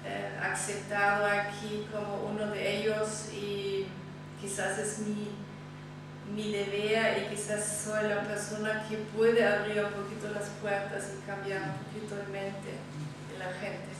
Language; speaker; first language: Spanish; non-native, fluent; German